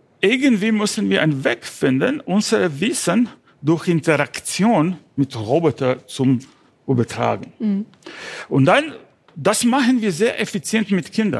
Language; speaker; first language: German; non-native, fluent; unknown